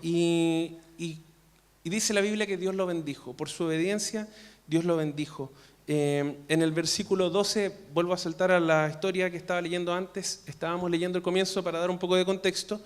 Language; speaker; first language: Spanish; native; Spanish